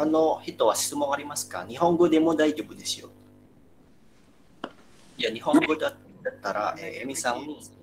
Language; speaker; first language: Japanese; non-native, learner; Indonesian